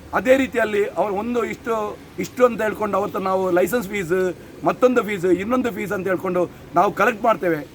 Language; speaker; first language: Kannada; non-native, local second language; Tulu